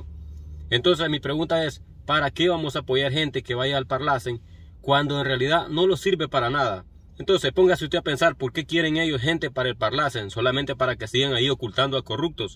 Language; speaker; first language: Spanish; native; Spanish